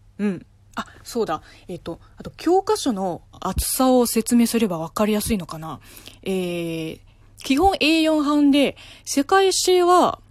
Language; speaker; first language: Japanese; non-native, fluent; Chinese